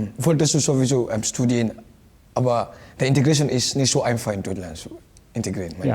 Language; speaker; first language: German; non-native, learner; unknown